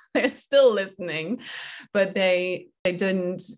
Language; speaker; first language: English; non-native, fluent; German